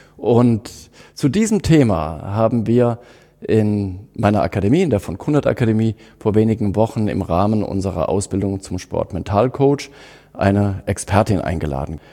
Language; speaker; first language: German; native; German